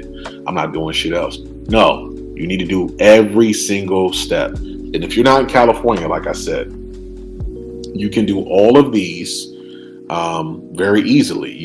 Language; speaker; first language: English; native; English